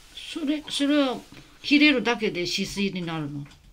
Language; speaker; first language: Japanese; non-native, fluent; Chinese